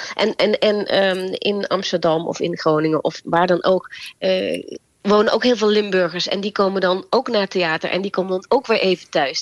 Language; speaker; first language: Dutch; native; Dutch